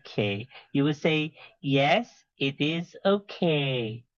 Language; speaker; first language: English; non-native, fluent; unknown